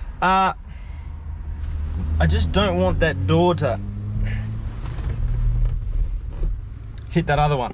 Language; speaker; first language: English; native; English